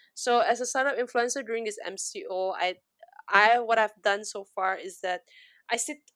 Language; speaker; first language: English; non-native, fluent; Indonesian